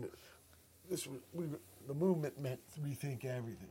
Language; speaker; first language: English; native; English